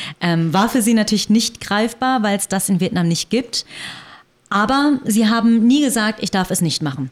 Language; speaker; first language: German; early bilingual, other home language; Vietnamese